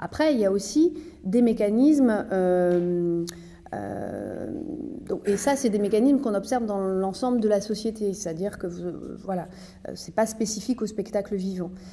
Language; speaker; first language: French; native; French